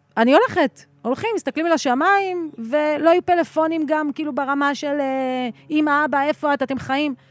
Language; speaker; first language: Hebrew; native; Hebrew